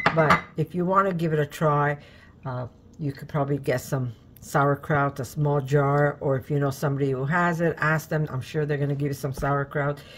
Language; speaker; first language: English; native; English